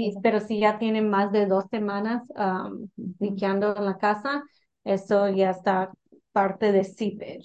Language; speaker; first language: Spanish; early bilingual, heritage; English